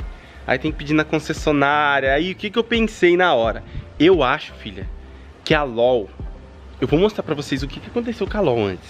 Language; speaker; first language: Portuguese; native; Portuguese